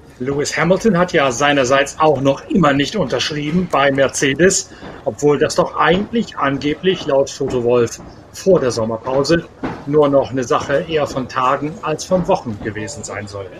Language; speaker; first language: German; native; German